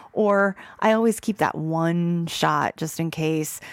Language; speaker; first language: English; native; English